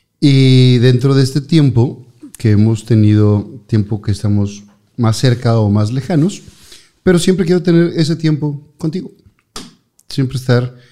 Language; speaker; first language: Spanish; native; Spanish